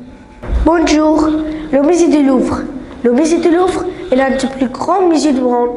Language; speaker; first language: French; non-native, learner; Arabic